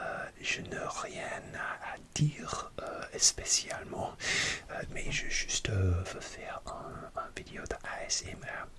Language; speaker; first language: French; non-native, learner; English